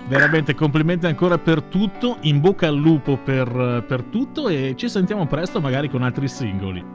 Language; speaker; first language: Italian; native; Italian